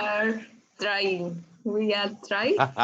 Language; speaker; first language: English; non-native, learner; Spanish